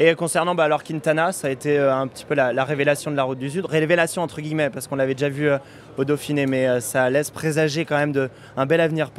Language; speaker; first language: French; native; French